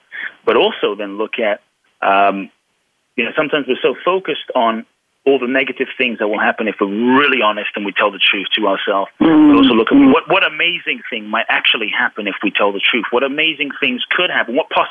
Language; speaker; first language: English; native; English